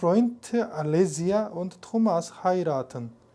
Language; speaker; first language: German; non-native, fluent; Korean